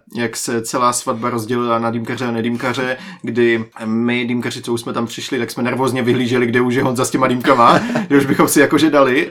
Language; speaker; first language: Czech; native; Czech